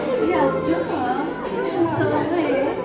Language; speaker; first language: French; non-native, learner; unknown